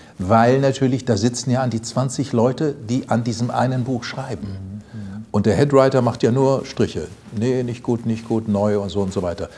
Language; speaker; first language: German; native; German